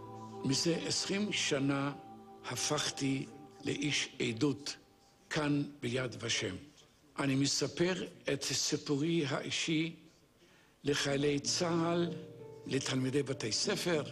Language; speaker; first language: Hebrew; non-native, fluent; Yiddish